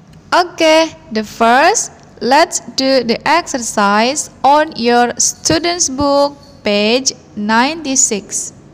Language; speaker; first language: English; non-native, fluent; Indonesian